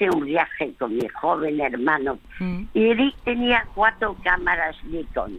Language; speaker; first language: Spanish; early bilingual, other home language; French